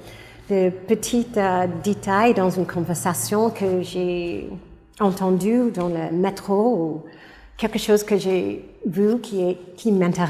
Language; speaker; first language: French; non-native, fluent; English